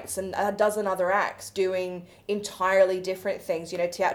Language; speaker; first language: English; native; English